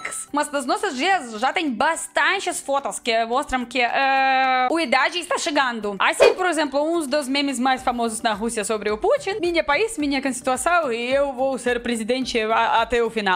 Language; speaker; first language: Portuguese; non-native, learner; Russian